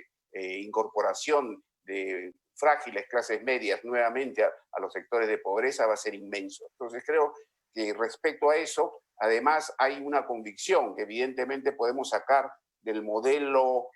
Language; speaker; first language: Spanish; native; Spanish